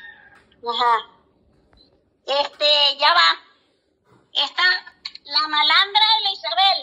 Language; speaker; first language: Spanish; native; Spanish